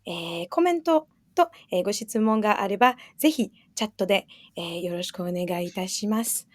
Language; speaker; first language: Japanese; non-native, fluent; French